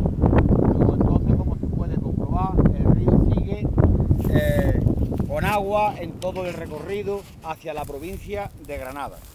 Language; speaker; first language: Spanish; native; Spanish